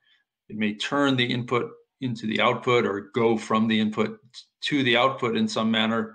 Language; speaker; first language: English; native; English